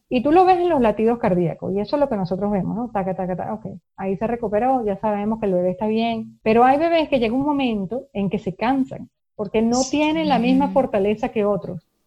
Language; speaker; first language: Spanish; native; Spanish